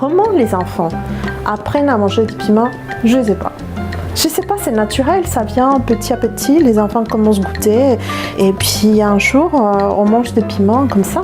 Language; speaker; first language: French; non-native, fluent; Spanish